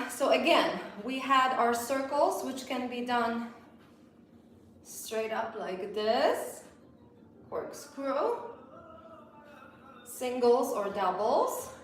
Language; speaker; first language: English; non-native, fluent; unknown